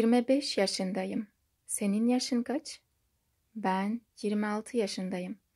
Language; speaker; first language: Turkish; non-native, fluent; Kyrgyz